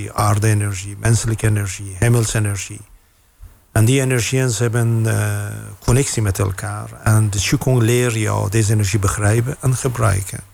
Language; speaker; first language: Dutch; non-native, fluent; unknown